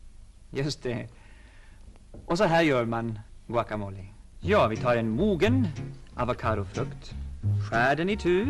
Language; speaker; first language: Swedish; non-native, fluent; English